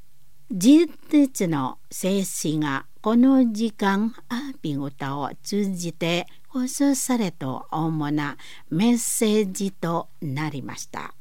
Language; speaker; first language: Japanese; non-native, learner; Indonesian